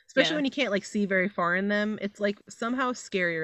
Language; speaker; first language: English; native; English